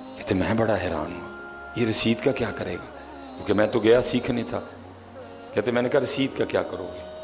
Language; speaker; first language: Urdu; non-native, local second language; Punjabi